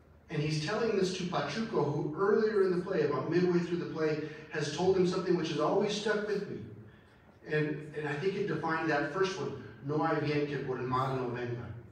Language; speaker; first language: English; early bilingual, other home language; Spanish